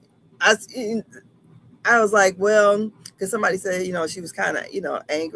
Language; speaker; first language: English; native; English